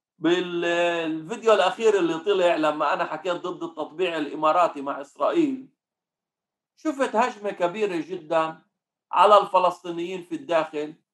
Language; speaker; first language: Arabic; native; Arabic